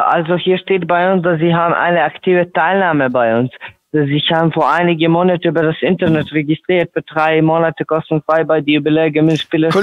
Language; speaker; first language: German; non-native, learner; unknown